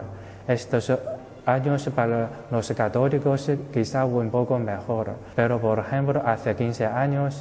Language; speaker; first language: Spanish; non-native, fluent; Chinese